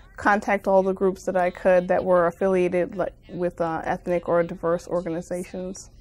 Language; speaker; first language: English; native; English